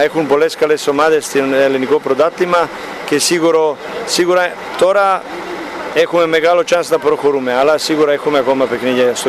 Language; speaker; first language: Greek; non-native, fluent; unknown